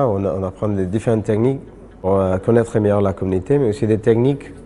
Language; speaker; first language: French; non-native, fluent; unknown